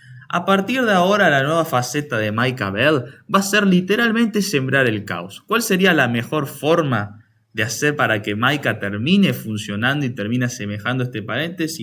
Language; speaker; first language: Spanish; native; Spanish